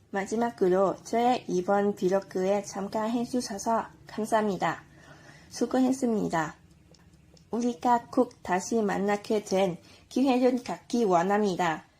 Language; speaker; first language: Korean; non-native, learner; Vietnamese